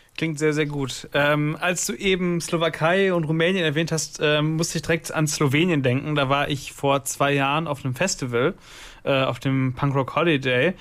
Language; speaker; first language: German; native; German